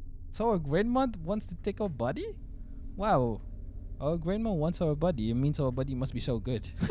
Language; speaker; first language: English; non-native, local second language; Malay